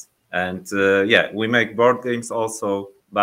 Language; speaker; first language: English; non-native, learner; Polish